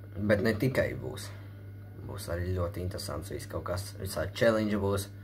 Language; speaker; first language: Latvian; non-native, local second language; Russian